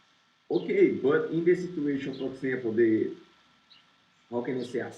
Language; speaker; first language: English; non-native, learner; Portuguese